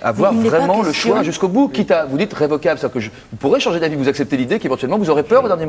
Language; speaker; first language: French; native; French